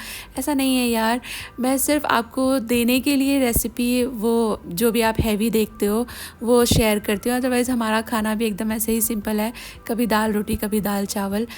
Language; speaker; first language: Hindi; native; Hindi